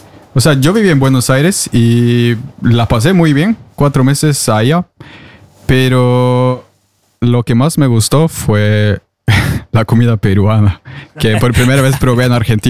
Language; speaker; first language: Spanish; non-native, fluent; Norwegian